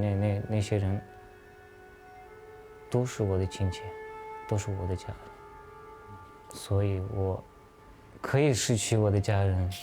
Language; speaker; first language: Chinese; non-native, local second language; Uyghur